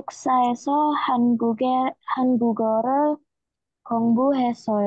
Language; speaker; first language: Korean; non-native, learner; Indonesian